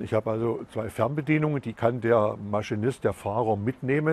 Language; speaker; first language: German; native; German